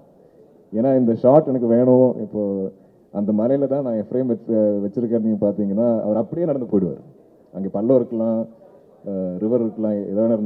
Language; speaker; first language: Tamil; non-native, local second language; Malayalam